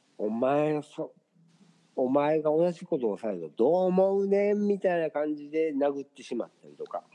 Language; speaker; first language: Japanese; native; Japanese